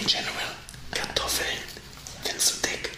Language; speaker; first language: German; native; German